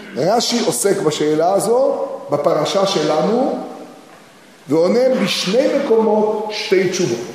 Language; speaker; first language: Hebrew; native; Hebrew